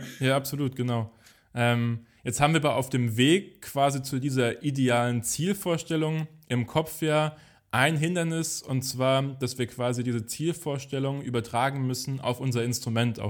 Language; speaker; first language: German; native; German